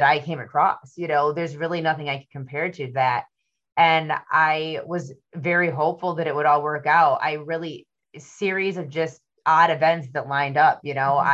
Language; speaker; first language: English; native; English